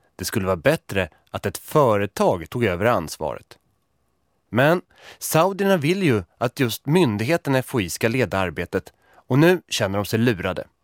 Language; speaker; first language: Swedish; native; Swedish